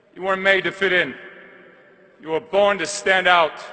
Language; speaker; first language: English; native; English